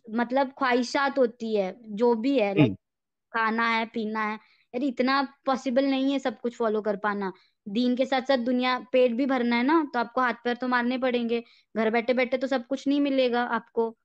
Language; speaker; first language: Hindi; native; Hindi